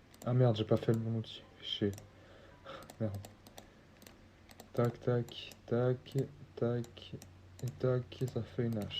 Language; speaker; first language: French; native; French